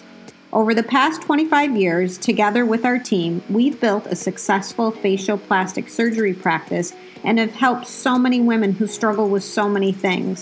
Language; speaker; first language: English; native; English